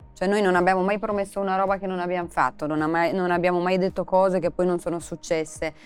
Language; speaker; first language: Italian; non-native, fluent; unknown